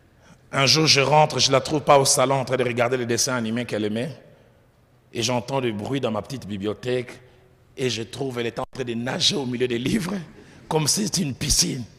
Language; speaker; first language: French; non-native, local second language; Lingala